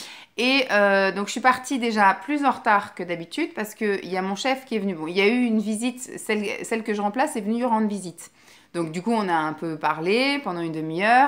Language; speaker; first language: French; native; French